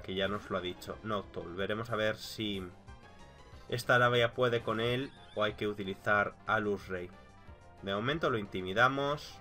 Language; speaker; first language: Spanish; native; Spanish